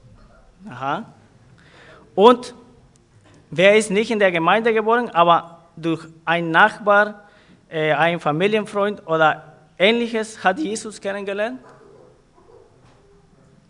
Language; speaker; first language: German; non-native, fluent; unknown